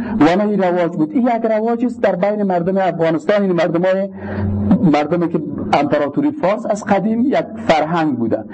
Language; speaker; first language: Persian; native; Persian